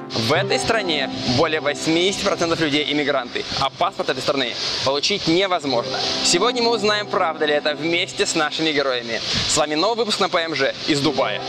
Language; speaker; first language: Russian; native; Russian